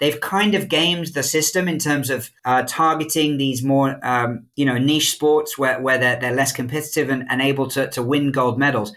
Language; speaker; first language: English; native; English